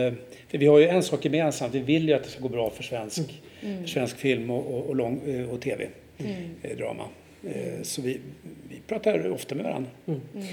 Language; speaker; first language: Swedish; native; Swedish